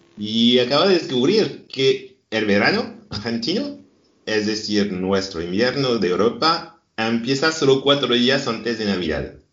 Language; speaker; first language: Spanish; non-native, fluent; French